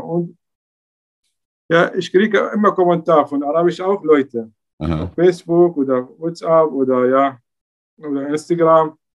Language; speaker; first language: German; non-native, learner; Arabic